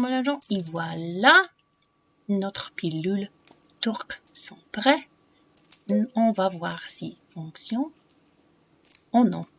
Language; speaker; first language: French; non-native, fluent; Polish